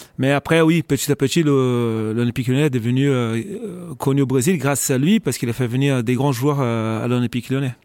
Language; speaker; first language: French; non-native, fluent; Portuguese